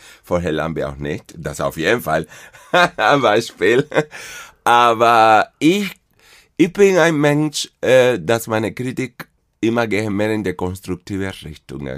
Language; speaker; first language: German; non-native, fluent; Spanish